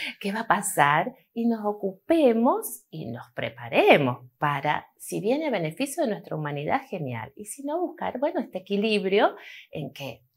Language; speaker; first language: Spanish; native; Spanish